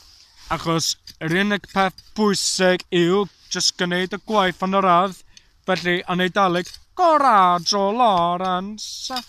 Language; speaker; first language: Welsh; non-native, learner; English